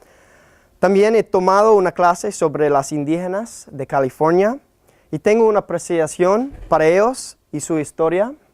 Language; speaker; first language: Spanish; non-native, fluent; English